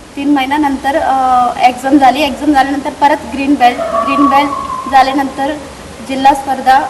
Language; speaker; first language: Marathi; non-native, local second language; Telugu